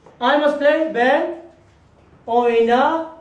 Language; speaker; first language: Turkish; non-native, fluent; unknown